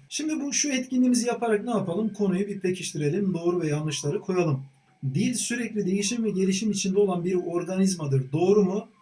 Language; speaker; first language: Turkish; native; Turkish